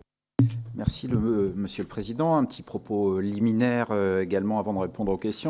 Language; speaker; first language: French; native; French